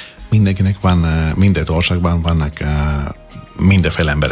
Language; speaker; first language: Hungarian; non-native, fluent; Greek